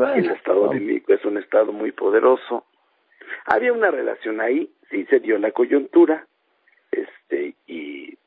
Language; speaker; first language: Spanish; native; Spanish